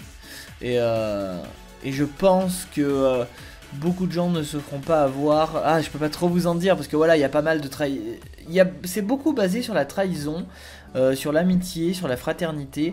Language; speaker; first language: French; native; French